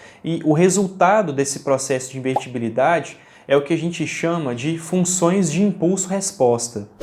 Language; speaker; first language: Portuguese; native; Portuguese